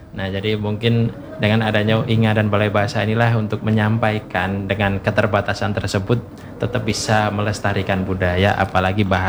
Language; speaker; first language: Indonesian; non-native, local second language; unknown